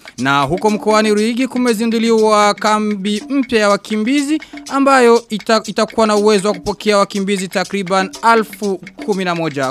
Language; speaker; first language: Swahili; non-native, local second language; Rundi